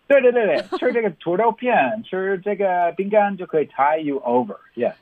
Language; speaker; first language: Chinese; non-native, fluent; English